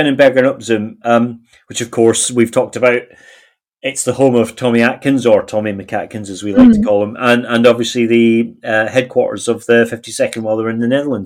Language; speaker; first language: English; native; English